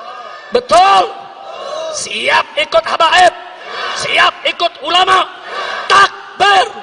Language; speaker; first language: Indonesian; native; Indonesian